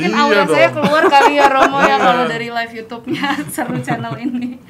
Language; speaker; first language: Indonesian; native; Indonesian